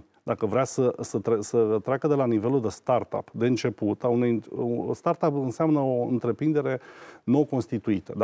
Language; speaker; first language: Romanian; native; Romanian